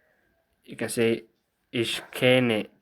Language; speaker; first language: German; non-native, fluent; Somali